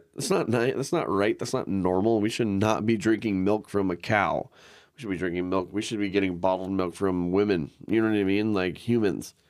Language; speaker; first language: English; native; English